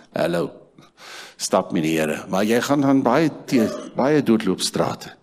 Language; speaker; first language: Afrikaans; native; Afrikaans